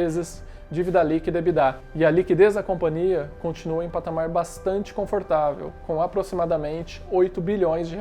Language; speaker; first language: Portuguese; native; Portuguese